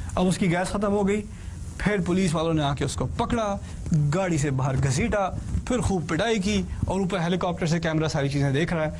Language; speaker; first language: Urdu; early bilingual, heritage; Urdu